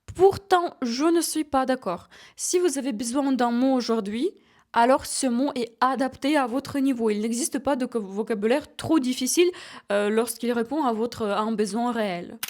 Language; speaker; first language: French; non-native, fluent; Ukrainian